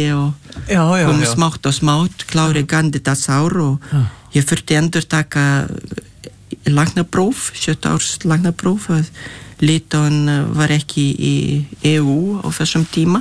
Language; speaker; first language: Icelandic; non-native, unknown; Lithuanian